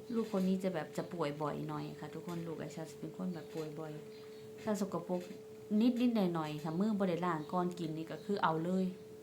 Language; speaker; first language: Thai; native; Thai